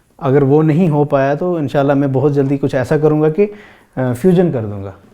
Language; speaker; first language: Hindi; non-native, local second language; Pahari-Potwari